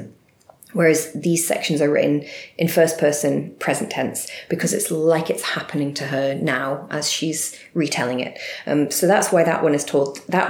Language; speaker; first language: English; native; English